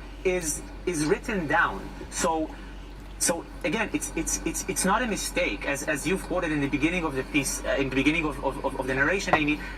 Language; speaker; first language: English; non-native, fluent; Hebrew